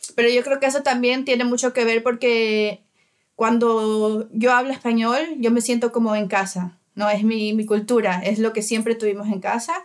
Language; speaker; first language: Spanish; native; Spanish